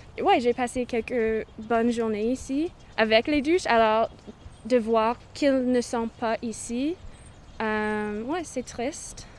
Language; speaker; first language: French; non-native, local second language; English